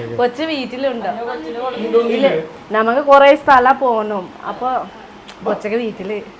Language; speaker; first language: Malayalam; non-native, learner; Nepali